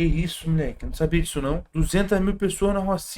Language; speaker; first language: Portuguese; native; Portuguese